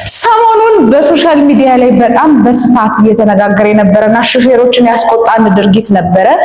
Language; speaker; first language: Amharic; native; Amharic